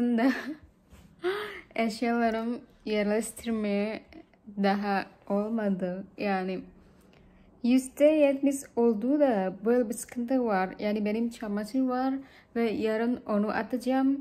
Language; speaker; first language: Turkish; non-native, learner; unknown